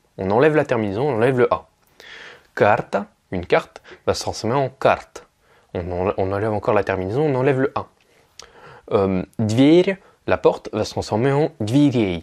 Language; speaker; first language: French; native; French